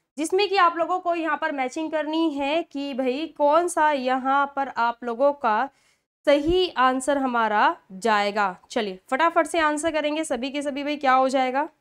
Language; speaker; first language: Hindi; native; Hindi